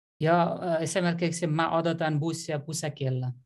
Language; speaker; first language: Finnish; non-native, learner; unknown